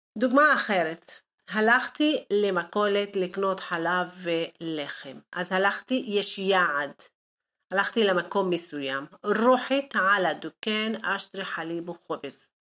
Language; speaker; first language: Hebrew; non-native, local second language; Arabic